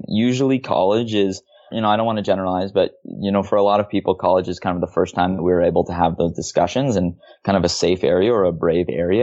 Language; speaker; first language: English; native; English